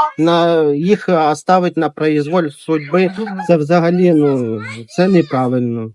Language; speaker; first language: Ukrainian; native; Ukrainian